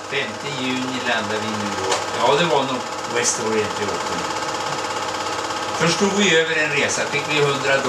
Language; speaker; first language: Swedish; native; Swedish